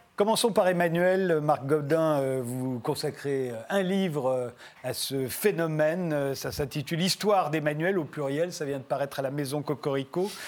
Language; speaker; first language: French; native; French